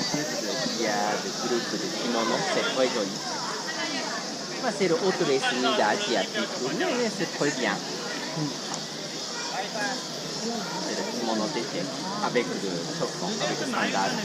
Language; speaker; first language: French; non-native, learner; Japanese